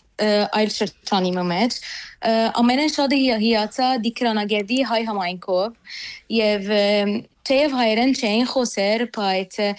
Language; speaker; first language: Armenian; early bilingual, heritage; Armenian